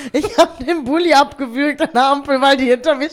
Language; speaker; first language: German; native; German